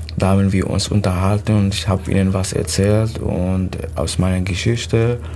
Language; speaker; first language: German; non-native, fluent; Arabic